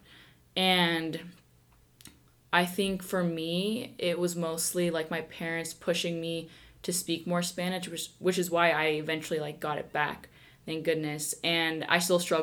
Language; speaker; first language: English; early bilingual, other home language; Spanish